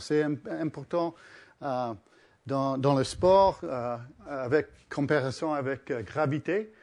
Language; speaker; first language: French; early bilingual, heritage; English